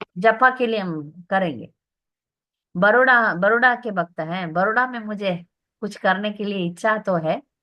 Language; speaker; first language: Hindi; non-native, local second language; Tamil